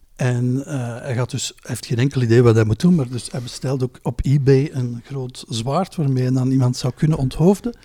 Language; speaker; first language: Dutch; native; Dutch